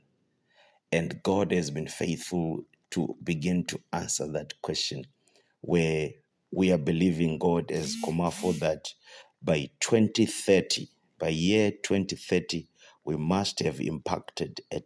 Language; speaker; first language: English; non-native, local second language; Shona